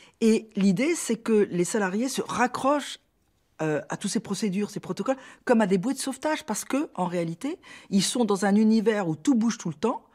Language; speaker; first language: French; native; French